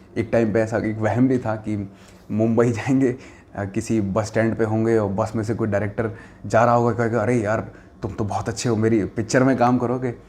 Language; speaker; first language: Hindi; native; Hindi